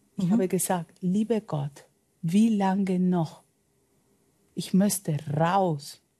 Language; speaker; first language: German; non-native, learner; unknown